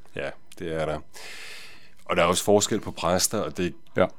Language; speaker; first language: Danish; native; Danish